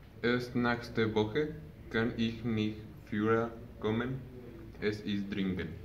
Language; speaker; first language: German; non-native, learner; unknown